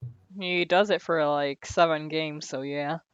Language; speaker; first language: English; native; English